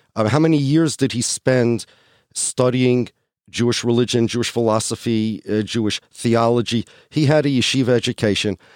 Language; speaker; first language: English; early bilingual, other home language; Polish